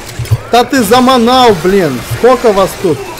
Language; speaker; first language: Russian; native; Russian